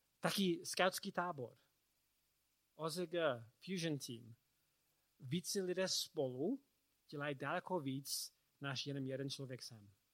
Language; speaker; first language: Czech; non-native, learner; English